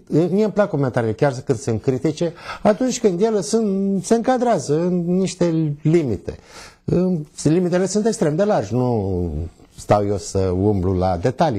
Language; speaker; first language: Romanian; native; Romanian